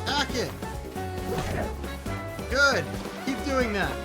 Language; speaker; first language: English; native; English